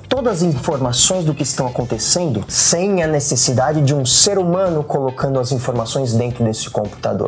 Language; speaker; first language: Portuguese; native; Portuguese